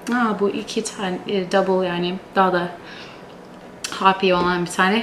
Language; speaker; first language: Turkish; early bilingual, heritage; Turkish